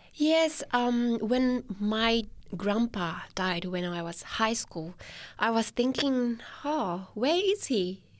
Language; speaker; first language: English; non-native, fluent; Japanese